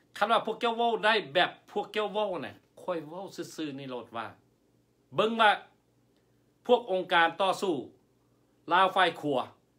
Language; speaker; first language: Lao; non-native, local second language; Hmong